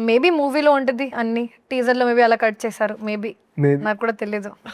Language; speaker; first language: Telugu; non-native, learner; Hindi